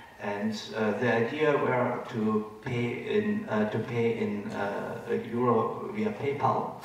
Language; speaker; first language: English; non-native, fluent; German